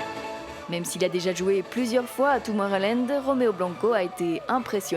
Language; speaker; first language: French; native; French